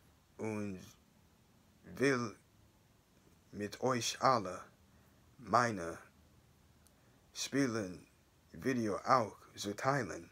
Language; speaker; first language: German; non-native, learner; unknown